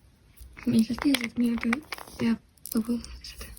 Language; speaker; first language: Finnish; non-native, learner; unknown